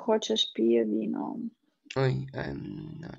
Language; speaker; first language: Polish; non-native, learner; Russian